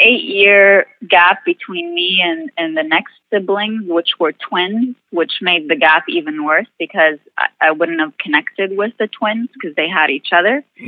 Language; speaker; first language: English; non-native, fluent; Arabic